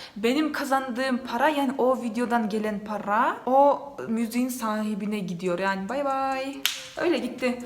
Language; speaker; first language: Turkish; non-native, fluent; Kyrgyz